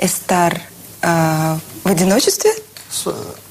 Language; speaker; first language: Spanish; non-native, learner; Russian